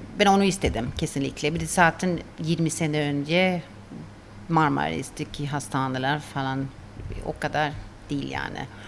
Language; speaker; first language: Turkish; non-native, fluent; Swedish